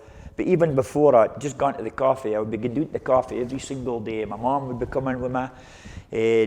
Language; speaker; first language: English; native; English